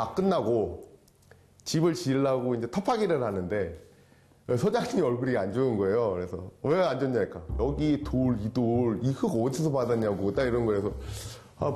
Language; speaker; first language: Korean; native; Korean